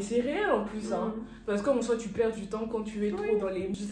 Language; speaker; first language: French; native; French